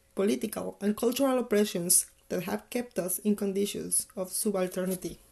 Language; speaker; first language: English; non-native, fluent; Spanish